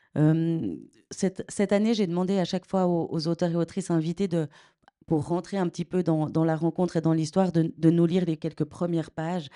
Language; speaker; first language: French; native; French